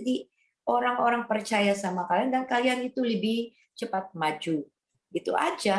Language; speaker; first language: Indonesian; non-native, fluent; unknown